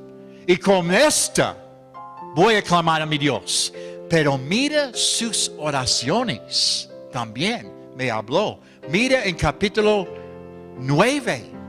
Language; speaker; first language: Spanish; non-native, fluent; English